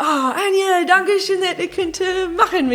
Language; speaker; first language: German; non-native, learner; English